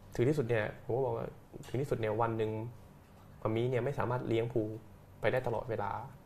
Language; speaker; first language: Thai; native; Thai